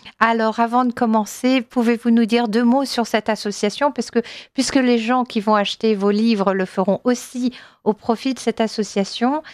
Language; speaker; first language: French; native; French